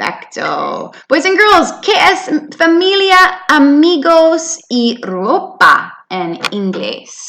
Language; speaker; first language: Spanish; non-native, fluent; English